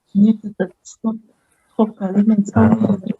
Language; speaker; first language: Russian; non-native, local second language; Kyrgyz